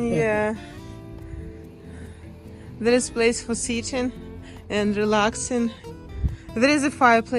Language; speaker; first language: English; non-native, learner; Russian